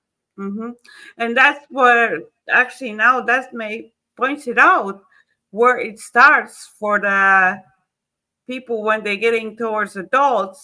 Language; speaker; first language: English; non-native, fluent; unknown